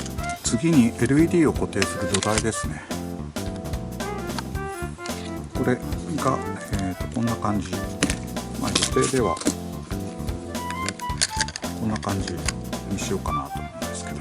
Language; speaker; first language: Japanese; native; Japanese